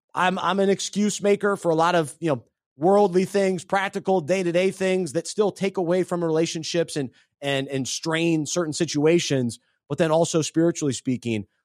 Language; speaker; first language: English; native; English